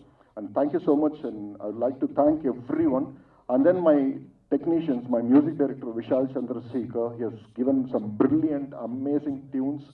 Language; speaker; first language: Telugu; non-native, fluent; Tamil